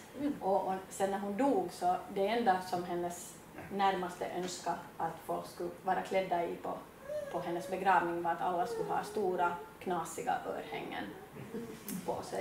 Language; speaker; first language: Swedish; native; Swedish